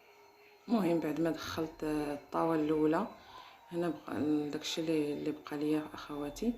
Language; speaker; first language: Arabic; native; Arabic